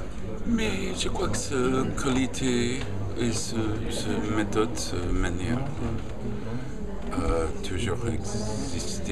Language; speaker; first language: French; non-native, fluent; English